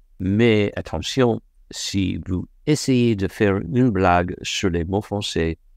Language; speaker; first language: French; non-native, fluent; English